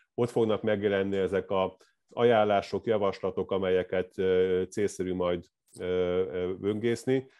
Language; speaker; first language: Hungarian; native; Hungarian